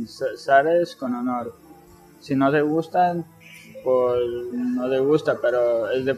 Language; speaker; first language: Spanish; non-native, fluent; Ukrainian